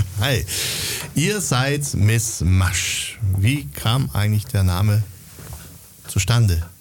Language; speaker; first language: German; native; German